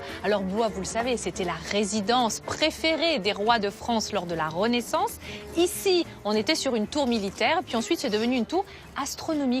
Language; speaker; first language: French; native; French